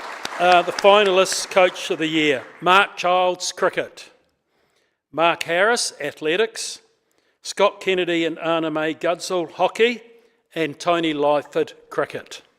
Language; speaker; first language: English; native; English